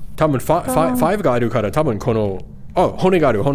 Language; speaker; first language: Japanese; non-native, learner; English